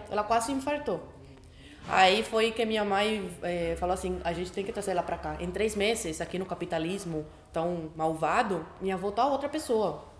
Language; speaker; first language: Portuguese; early bilingual, other home language; Spanish